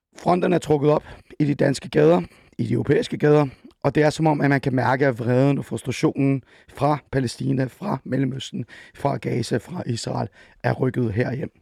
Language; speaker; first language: Danish; early bilingual, other home language; Persian